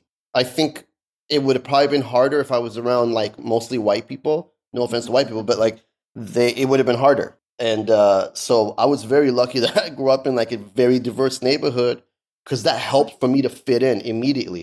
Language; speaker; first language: English; early bilingual, other home language; Persian